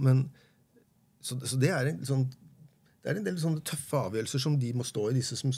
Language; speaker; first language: Norwegian; native; Norwegian